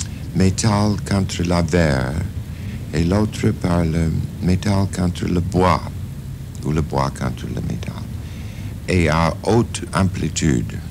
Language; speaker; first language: French; non-native, fluent; English